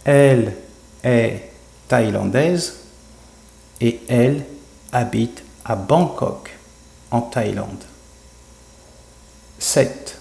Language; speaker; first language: French; non-native, fluent; English